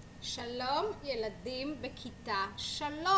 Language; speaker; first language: Hebrew; non-native, fluent; English